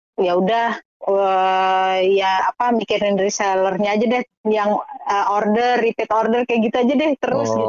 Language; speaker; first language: Indonesian; native; Indonesian